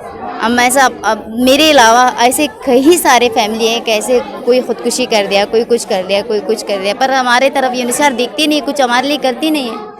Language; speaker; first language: Hindi; non-native, learner; Persian